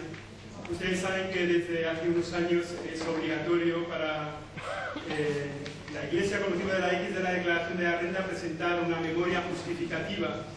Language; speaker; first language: Spanish; native; Spanish